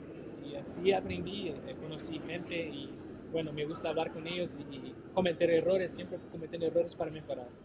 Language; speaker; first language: Spanish; non-native, fluent; Portuguese